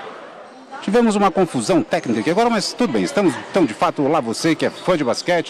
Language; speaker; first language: Portuguese; native; Portuguese